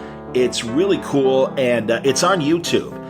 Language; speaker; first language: English; native; English